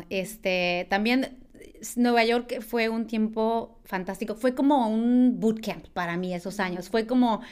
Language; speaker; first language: Spanish; early bilingual, heritage; Spanish